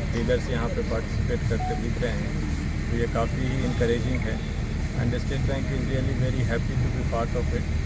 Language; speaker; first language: Hindi; native; Hindi